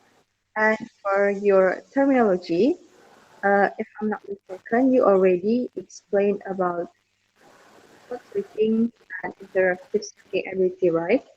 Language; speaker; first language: English; non-native, learner; Indonesian